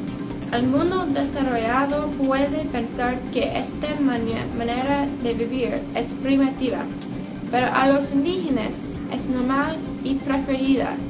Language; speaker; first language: Spanish; non-native, learner; English